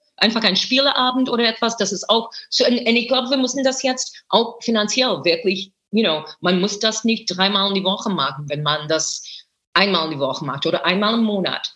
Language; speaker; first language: German; non-native, fluent; English